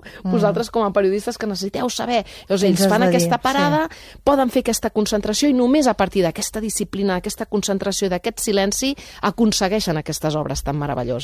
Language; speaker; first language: Catalan; native; Catalan